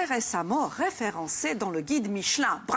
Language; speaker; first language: French; native; French